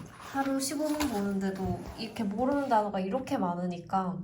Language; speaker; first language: Korean; native; Korean